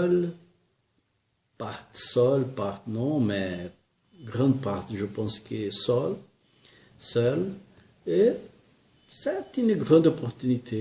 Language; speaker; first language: French; non-native, learner; Portuguese